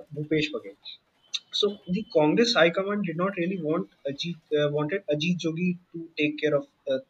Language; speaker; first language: English; non-native, local second language; Hindi